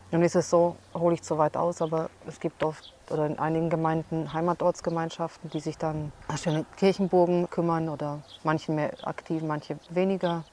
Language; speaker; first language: German; early bilingual, other home language; Hungarian